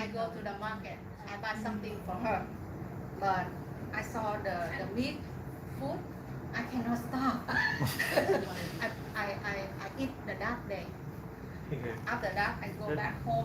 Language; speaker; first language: English; non-native, learner; Vietnamese